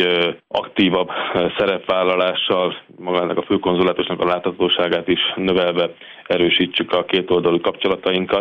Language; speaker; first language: Hungarian; native; Hungarian